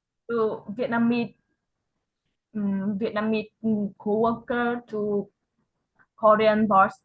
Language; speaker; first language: English; non-native, learner; Vietnamese